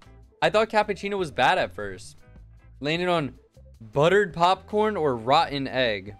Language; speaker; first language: English; native; English